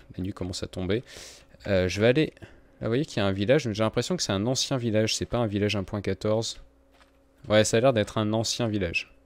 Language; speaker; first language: French; native; French